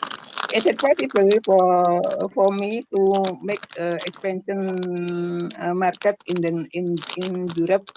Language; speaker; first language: English; non-native, learner; Indonesian